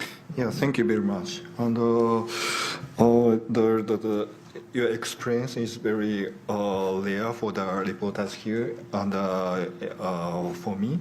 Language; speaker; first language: English; non-native, learner; Japanese